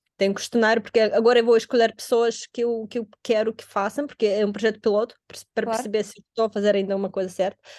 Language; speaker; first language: Portuguese; non-native, fluent; Russian